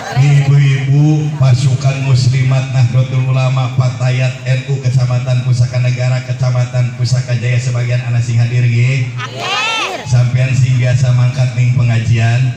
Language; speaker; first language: Javanese; non-native, local second language; Sundanese